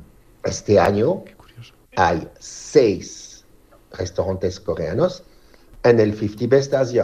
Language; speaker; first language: Spanish; non-native, learner; French